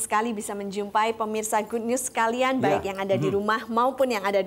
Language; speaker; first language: Indonesian; native; Indonesian